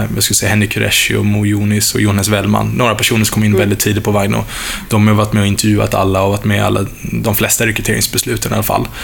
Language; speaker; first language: Swedish; native; Swedish